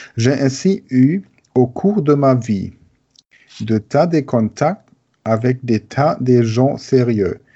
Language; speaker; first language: French; non-native, learner; German